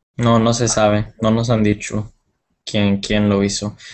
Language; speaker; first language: Spanish; non-native, fluent; English